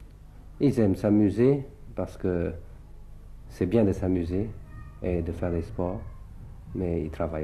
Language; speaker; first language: French; early bilingual, other home language; Thai